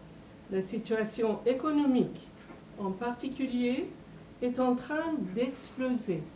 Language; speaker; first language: French; non-native, fluent; Persian